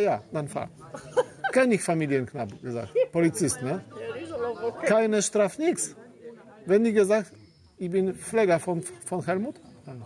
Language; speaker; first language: German; non-native, learner; Polish